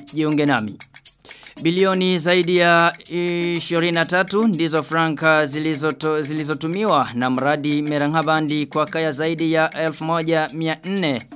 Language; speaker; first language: Swahili; non-native, local second language; Rundi